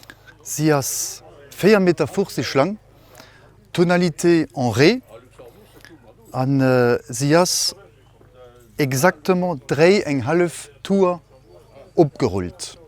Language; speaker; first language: German; non-native, local second language; Luxembourgish